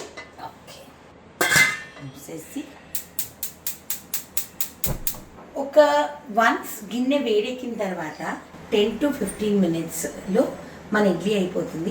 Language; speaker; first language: Telugu; native; Telugu